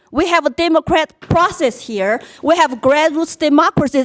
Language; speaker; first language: English; non-native, fluent; Chinese